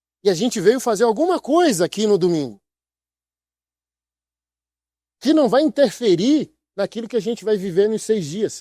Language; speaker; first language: Portuguese; native; Portuguese